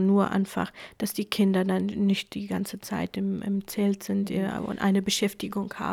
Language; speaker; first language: German; non-native, fluent; Kurdish